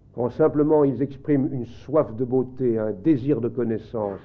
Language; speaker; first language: French; native; French